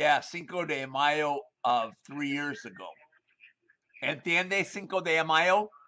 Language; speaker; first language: Spanish; non-native, learner; English